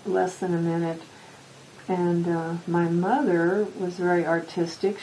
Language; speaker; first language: English; native; English